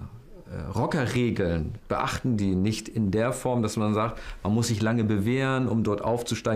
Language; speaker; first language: German; native; German